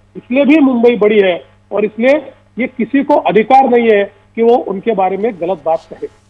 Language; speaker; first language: Hindi; non-native, local second language; Marathi